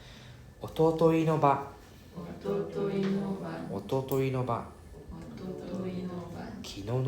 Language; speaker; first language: Japanese; non-native, fluent; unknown